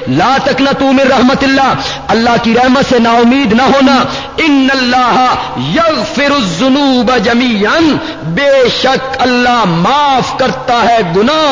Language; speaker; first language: Urdu; non-native, local second language; Punjabi